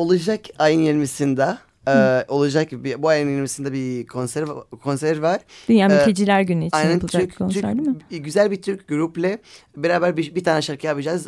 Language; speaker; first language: Turkish; non-native, learner; Arabic